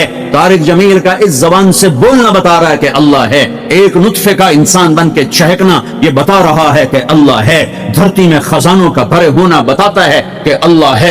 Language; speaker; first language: Hindi; non-native, local second language; Punjabi